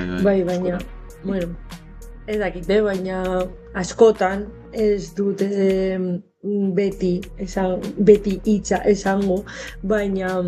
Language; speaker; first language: Basque; non-native, fluent; Spanish